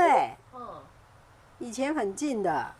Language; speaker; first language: Chinese; native; Chinese